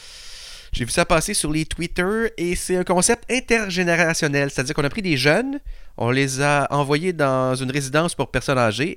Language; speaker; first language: French; native; French